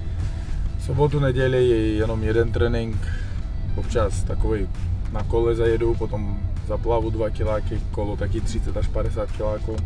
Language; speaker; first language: Czech; non-native, fluent; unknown